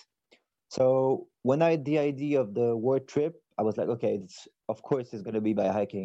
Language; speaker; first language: English; non-native, fluent; French